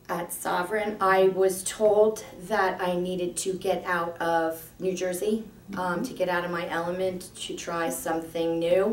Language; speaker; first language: English; native; English